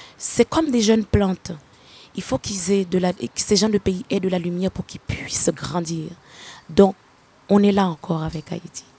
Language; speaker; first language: French; non-native, local second language; Haitian Creole